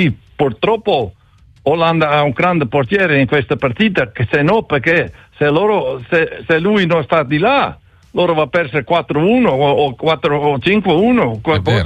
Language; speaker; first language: Italian; non-native, learner; Dutch